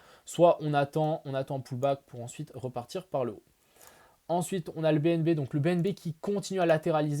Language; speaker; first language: French; native; French